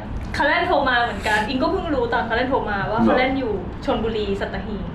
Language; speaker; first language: Thai; native; Thai